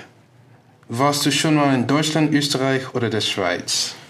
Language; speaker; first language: German; non-native, learner; English